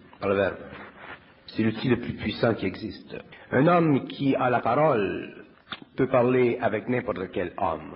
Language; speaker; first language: French; native; French